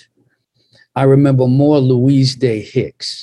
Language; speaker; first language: English; native; English